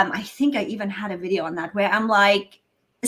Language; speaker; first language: English; non-native, fluent; German